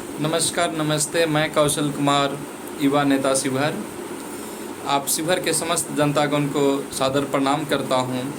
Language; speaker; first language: Hindi; native; Hindi